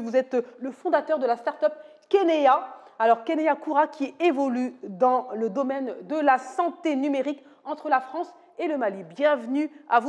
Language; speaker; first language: French; native; French